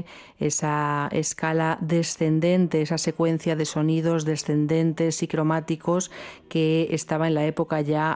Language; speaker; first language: Spanish; native; Spanish